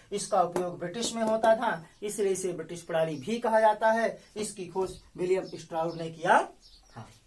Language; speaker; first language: Hindi; native; Hindi